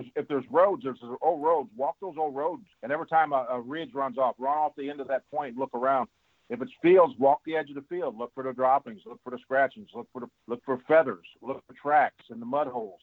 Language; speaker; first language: English; native; English